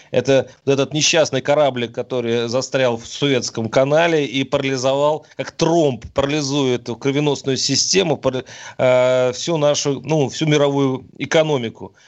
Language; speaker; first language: Russian; native; Russian